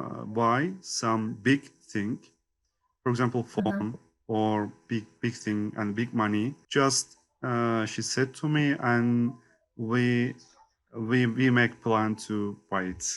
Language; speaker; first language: English; non-native, learner; Turkish